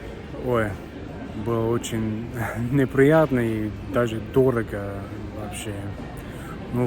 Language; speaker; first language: Russian; non-native, learner; English